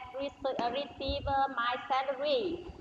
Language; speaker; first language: English; non-native, learner; Vietnamese